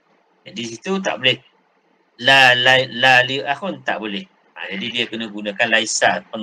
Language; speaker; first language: Malay; native; Malay